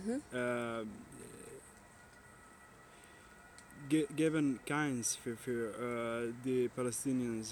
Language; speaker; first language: German; non-native, learner; Arabic